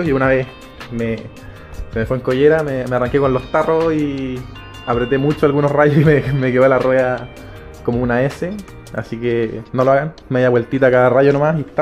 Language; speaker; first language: Spanish; native; Spanish